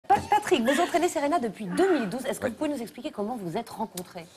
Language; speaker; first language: French; native; French